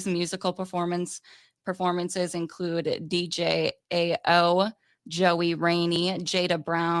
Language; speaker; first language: English; native; English